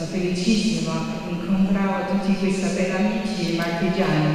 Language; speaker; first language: Italian; non-native, fluent; Chinese